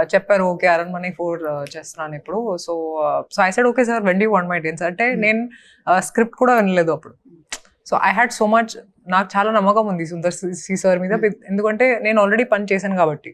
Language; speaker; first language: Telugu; non-native, fluent; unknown